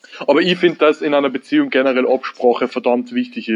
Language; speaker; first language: German; native; German